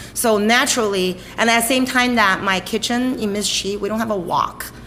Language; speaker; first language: English; non-native, fluent; Chinese